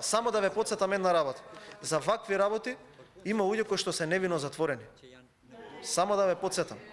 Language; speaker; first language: Macedonian; native; Macedonian